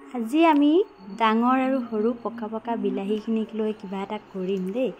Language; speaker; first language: Assamese; non-native, local second language; Nepali